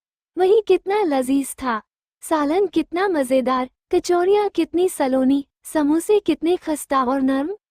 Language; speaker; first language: Hindi; native; Hindi